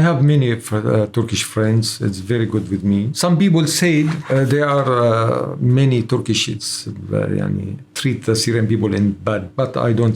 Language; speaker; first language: English; non-native, learner; Arabic